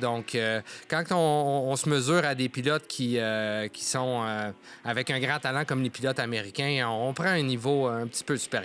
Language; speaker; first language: French; native; French